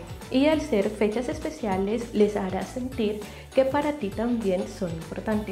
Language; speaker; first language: Spanish; native; Spanish